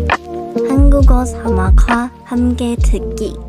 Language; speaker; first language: Korean; non-native, local second language; Chinese